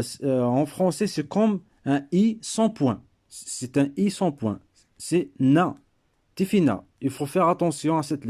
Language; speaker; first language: French; non-native, local second language; Berber languages